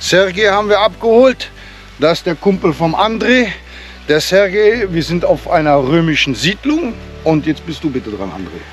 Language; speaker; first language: German; native; German